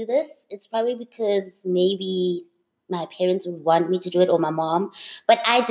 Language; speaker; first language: English; non-native, local second language; Zulu